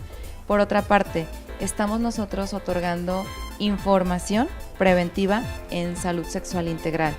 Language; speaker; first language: Spanish; native; Spanish